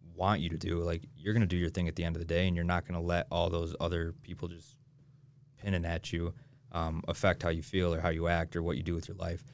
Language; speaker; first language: English; native; English